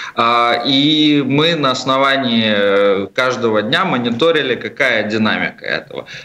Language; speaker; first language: Russian; native; Russian